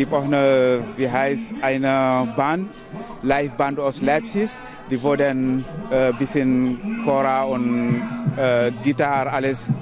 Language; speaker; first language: German; non-native, learner; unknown